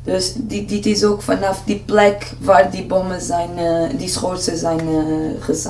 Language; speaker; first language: Dutch; non-native, learner; Portuguese